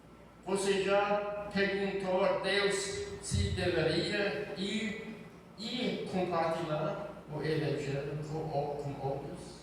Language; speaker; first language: Portuguese; non-native, fluent; English